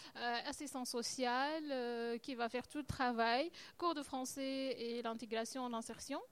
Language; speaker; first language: French; non-native, fluent; Arabic